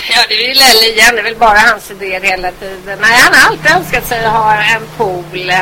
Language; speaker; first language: Swedish; native; Swedish